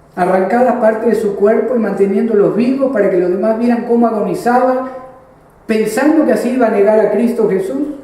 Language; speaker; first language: Spanish; native; Spanish